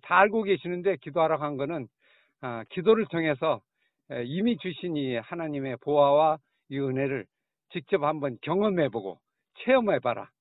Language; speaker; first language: Korean; native; Korean